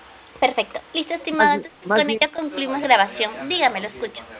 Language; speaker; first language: Spanish; native; Spanish